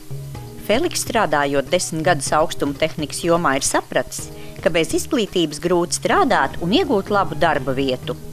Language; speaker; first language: Latvian; native; Latvian